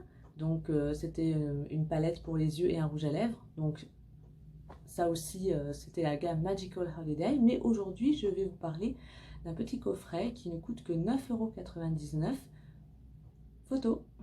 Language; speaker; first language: French; native; French